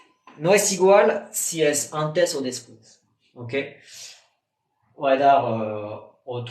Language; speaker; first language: Spanish; non-native, fluent; French